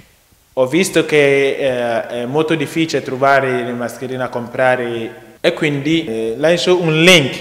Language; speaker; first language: Italian; non-native, learner; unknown